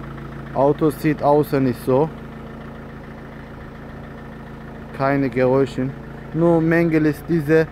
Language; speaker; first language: German; non-native, learner; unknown